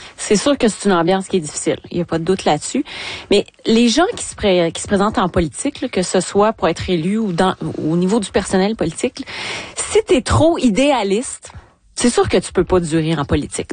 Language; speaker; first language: French; native; French